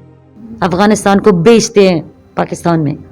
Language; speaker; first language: Hindi; non-native, learner; Pashto